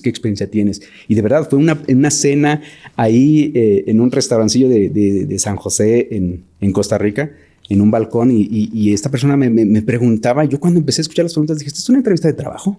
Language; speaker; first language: Spanish; native; Spanish